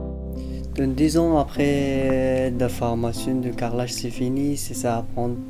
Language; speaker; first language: French; non-native, learner; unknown